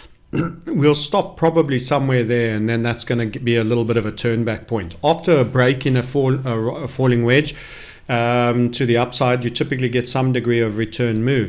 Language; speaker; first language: English; native; English